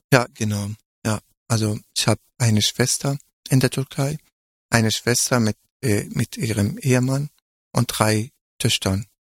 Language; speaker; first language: German; non-native, fluent; Arabic